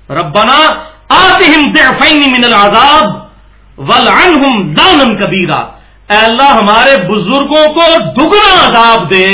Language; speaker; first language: Urdu; non-native, local second language; Punjabi